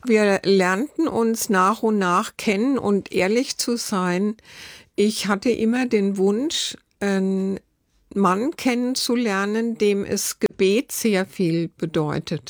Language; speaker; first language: German; native; German